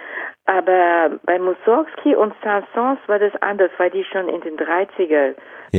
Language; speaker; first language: German; non-native, fluent; Japanese